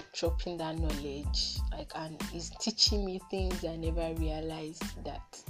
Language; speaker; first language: English; non-native, local second language; Yoruba